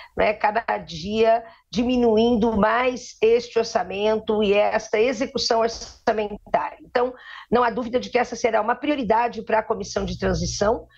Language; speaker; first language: Portuguese; native; Portuguese